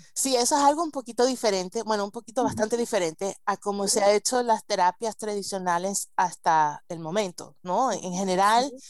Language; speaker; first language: Spanish; early bilingual, heritage; Spanish